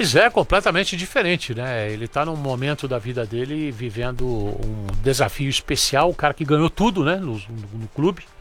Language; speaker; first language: Portuguese; native; Portuguese